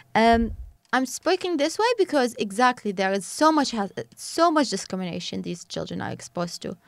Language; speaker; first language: English; non-native, fluent; Arabic